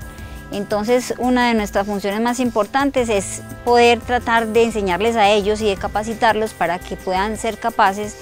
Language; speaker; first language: Spanish; native; Spanish